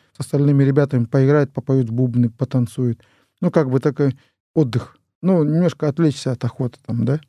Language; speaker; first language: Russian; non-native, local second language; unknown